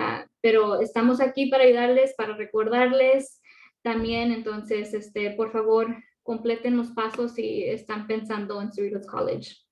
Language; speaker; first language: Spanish; early bilingual, other home language; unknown